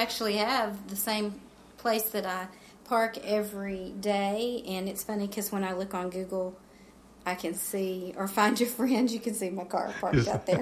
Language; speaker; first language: English; native; English